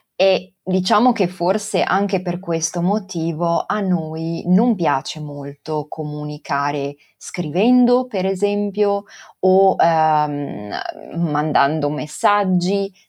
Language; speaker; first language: Italian; non-native, local second language; Venetian